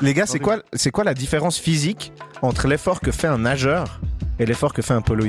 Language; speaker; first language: French; native; French